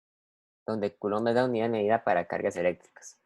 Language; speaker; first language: Spanish; native; Spanish